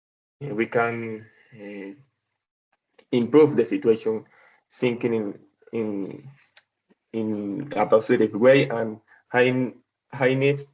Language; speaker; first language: English; non-native, learner; Spanish